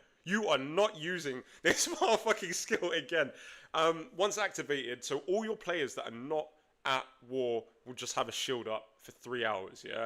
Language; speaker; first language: English; native; English